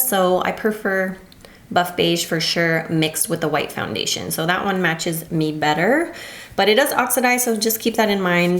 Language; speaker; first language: English; native; English